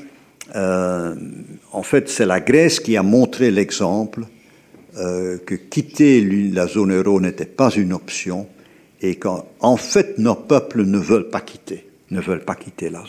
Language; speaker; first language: French; native; French